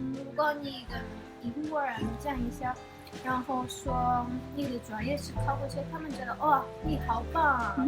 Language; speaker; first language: Chinese; non-native, fluent; Portuguese